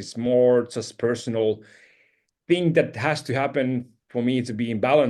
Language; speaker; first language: English; non-native, fluent; Finnish